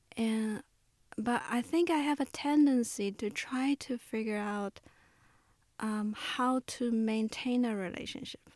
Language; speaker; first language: English; non-native, fluent; Chinese